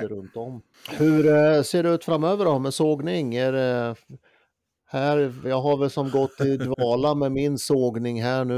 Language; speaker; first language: Swedish; native; Swedish